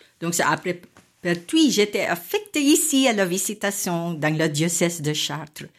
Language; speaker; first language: French; non-native, fluent; Filipino